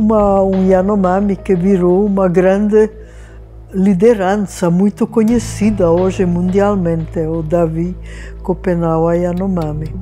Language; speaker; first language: Portuguese; non-native, fluent; Hungarian